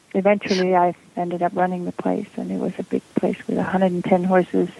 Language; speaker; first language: English; non-native, fluent; Danish